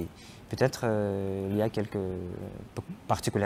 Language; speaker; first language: French; non-native, fluent; Ukrainian